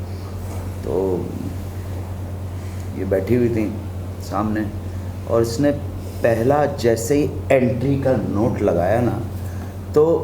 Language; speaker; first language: Hindi; native; Hindi